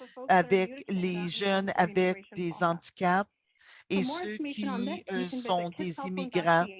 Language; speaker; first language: French; non-native, fluent; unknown